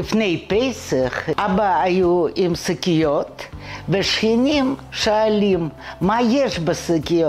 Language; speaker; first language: Hebrew; non-native, learner; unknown